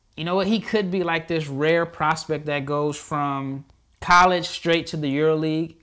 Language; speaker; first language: English; native; English